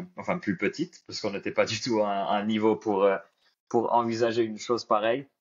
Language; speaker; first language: French; native; French